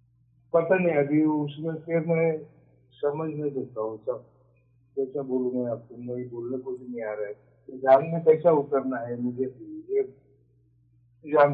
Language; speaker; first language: Hindi; non-native, local second language; Marathi